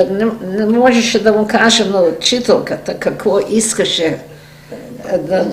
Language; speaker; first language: Bulgarian; early bilingual, heritage; Macedonian